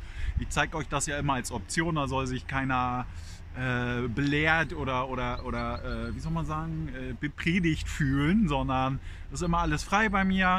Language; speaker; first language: German; native; German